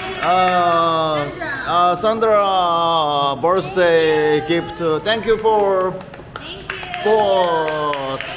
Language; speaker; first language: English; non-native, learner; Korean